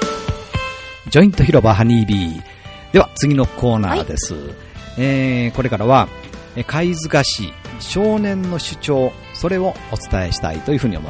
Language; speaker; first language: Japanese; native; Japanese